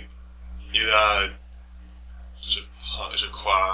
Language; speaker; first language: French; non-native, learner; English